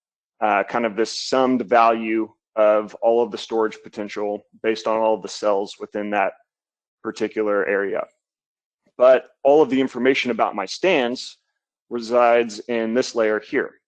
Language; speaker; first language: English; native; English